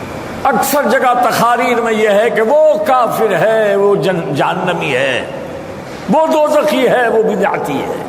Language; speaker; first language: Urdu; native; Urdu